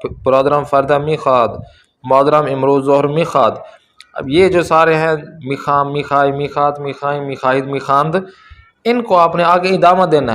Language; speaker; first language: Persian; non-native, fluent; Urdu